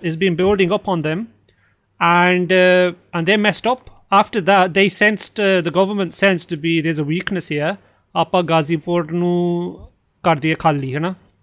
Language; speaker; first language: English; early bilingual, other home language; Punjabi